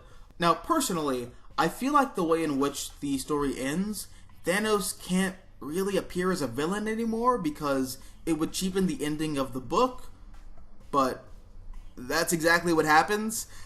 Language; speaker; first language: English; native; English